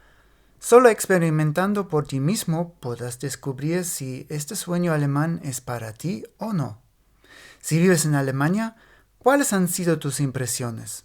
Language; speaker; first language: Spanish; non-native, fluent; German